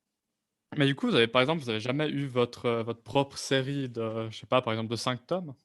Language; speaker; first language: French; native; French